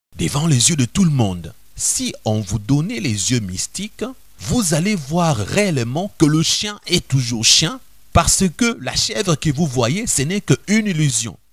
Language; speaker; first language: French; non-native, local second language; Lingala